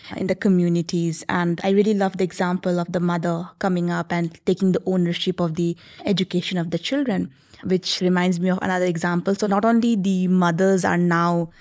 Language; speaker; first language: English; non-native, local second language; Nepali